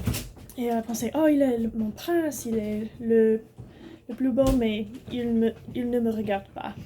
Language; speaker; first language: French; non-native, learner; English